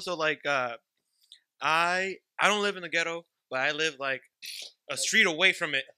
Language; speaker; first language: English; early bilingual, other home language; Spanish